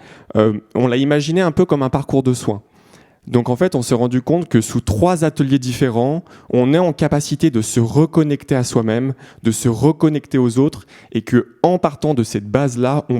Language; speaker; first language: French; native; French